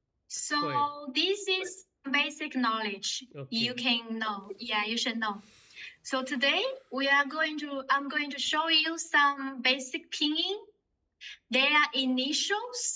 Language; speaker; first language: English; non-native, fluent; Chinese